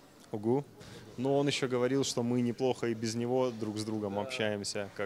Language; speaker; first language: Russian; native; Russian